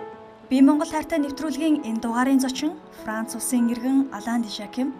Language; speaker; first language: Mongolian; native; Mongolian